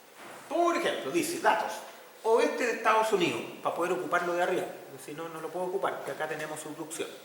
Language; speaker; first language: Spanish; native; Spanish